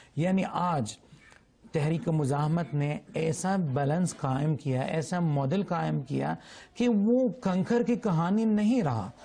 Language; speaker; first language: Urdu; non-native, fluent; Arabic